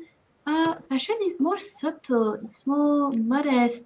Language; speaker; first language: English; non-native, learner; French